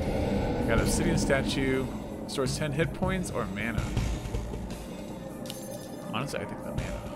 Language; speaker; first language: English; native; English